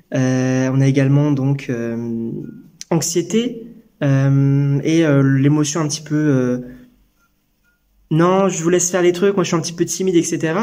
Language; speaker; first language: French; native; French